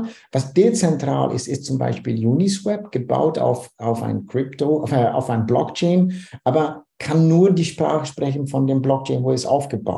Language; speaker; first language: German; non-native, fluent; Dutch